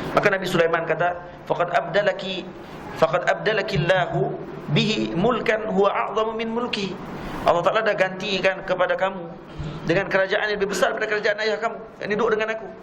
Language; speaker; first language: Malay; native; Malay